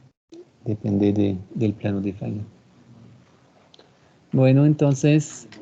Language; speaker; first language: Spanish; non-native, fluent; French